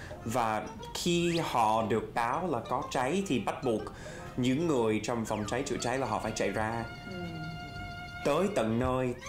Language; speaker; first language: Vietnamese; non-native, fluent; English